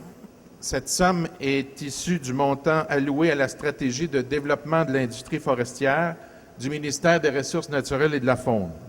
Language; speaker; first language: French; native; French